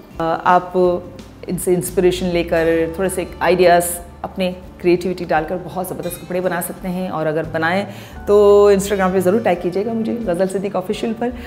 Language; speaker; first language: Urdu; native; Urdu